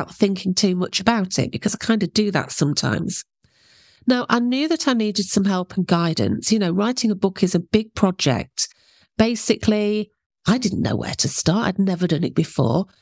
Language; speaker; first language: English; native; English